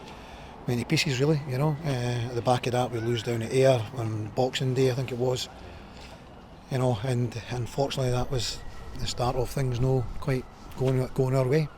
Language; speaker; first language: English; native; English